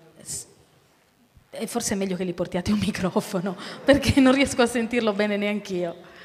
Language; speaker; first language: Italian; native; Italian